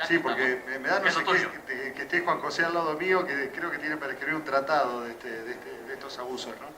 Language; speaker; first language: Spanish; native; Spanish